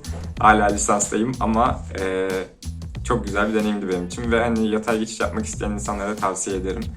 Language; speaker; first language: Turkish; native; Turkish